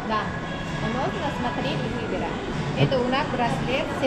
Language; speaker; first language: Russian; non-native, learner; Vietnamese